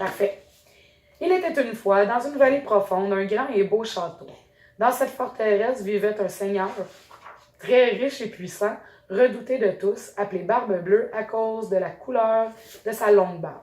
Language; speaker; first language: French; native; French